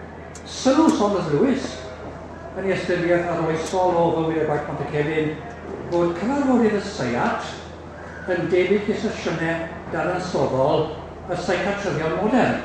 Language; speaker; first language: Welsh; native; Welsh